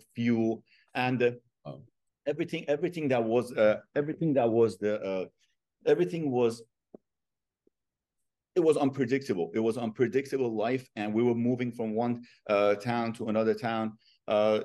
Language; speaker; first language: English; non-native, fluent; Persian